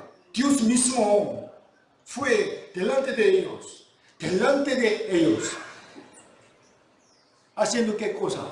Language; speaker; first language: Spanish; non-native, fluent; Korean